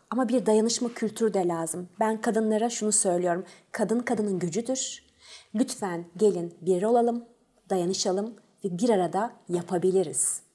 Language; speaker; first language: Turkish; early bilingual, other home language; French